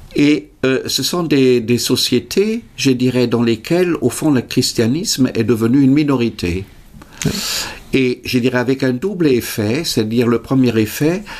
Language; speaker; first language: French; non-native, fluent; German